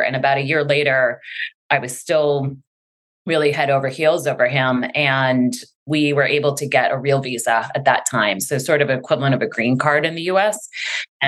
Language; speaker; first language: English; native; English